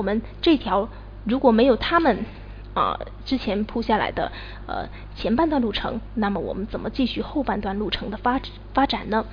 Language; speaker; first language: Chinese; native; Chinese